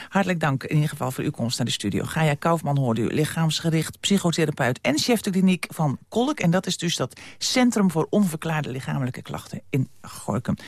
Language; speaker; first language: Dutch; native; Dutch